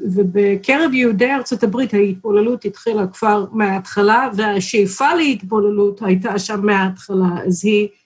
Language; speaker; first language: Hebrew; non-native, fluent; English